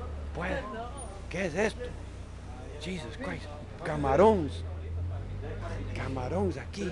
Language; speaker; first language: Spanish; non-native, fluent; English